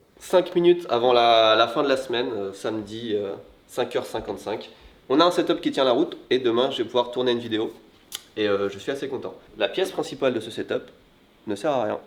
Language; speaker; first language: French; native; French